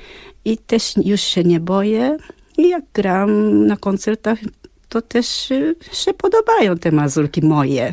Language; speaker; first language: Polish; non-native, fluent; Japanese